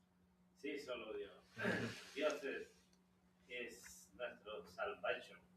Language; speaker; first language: Spanish; non-native, learner; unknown